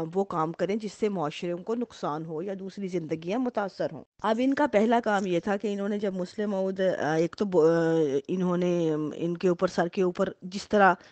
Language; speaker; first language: Hindi; native; Hindi